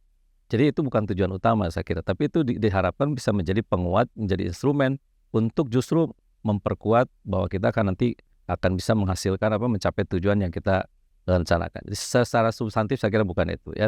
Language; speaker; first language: Indonesian; native; Indonesian